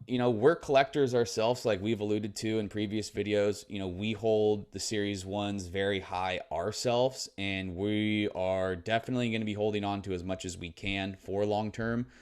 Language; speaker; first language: English; native; English